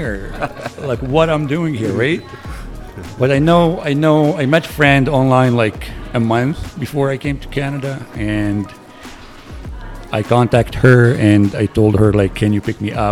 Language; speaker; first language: English; non-native, fluent; Arabic